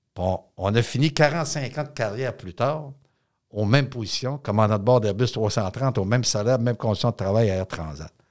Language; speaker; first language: French; native; French